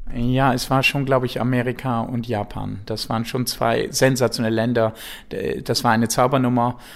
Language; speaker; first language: German; native; German